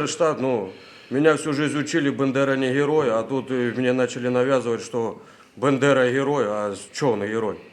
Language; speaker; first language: Russian; native; Russian